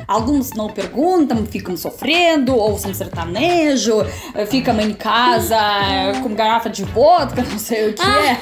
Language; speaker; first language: Portuguese; non-native, fluent; Russian